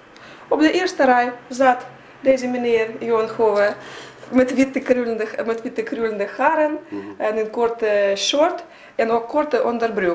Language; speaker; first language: Dutch; non-native, fluent; Russian